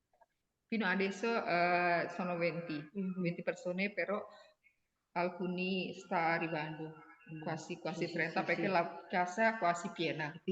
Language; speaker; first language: Italian; non-native, learner; Indonesian